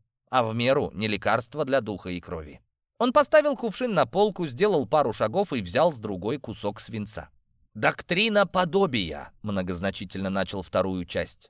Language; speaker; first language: Russian; native; Russian